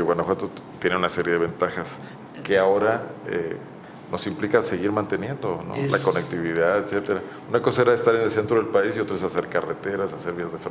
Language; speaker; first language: Spanish; native; Spanish